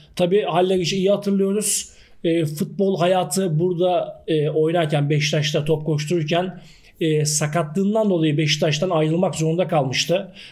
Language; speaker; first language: Turkish; native; Turkish